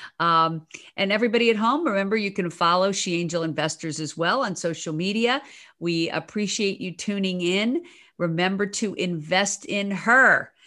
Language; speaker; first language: English; native; English